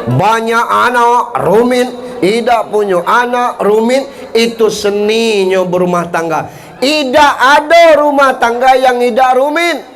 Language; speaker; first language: Malay; native; Malay